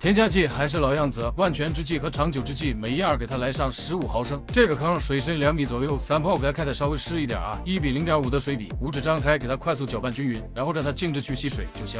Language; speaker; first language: Chinese; native; Chinese